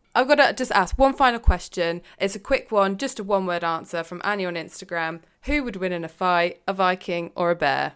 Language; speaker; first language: English; native; English